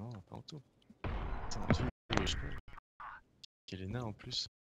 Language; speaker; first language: French; native; French